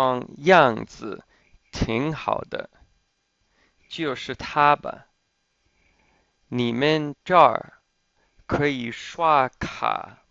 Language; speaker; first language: Chinese; non-native, fluent; English